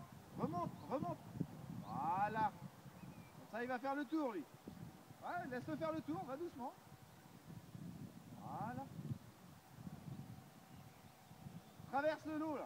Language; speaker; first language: French; native; French